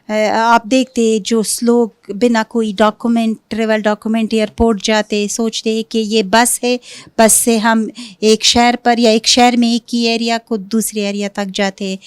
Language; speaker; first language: Hindi; non-native, fluent; Punjabi